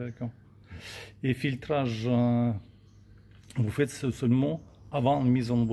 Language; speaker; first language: French; non-native, learner; Russian